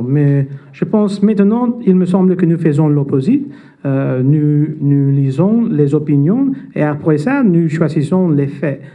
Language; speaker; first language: French; non-native, fluent; English